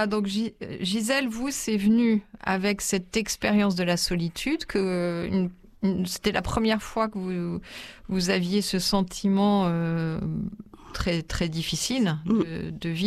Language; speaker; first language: French; native; French